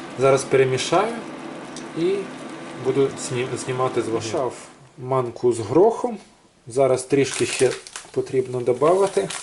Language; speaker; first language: Ukrainian; native; Ukrainian